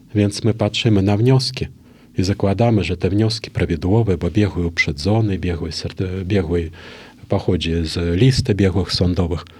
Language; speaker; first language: Polish; non-native, fluent; Russian